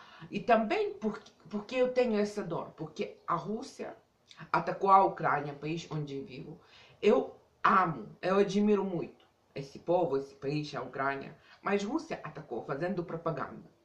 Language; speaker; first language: Portuguese; non-native, fluent; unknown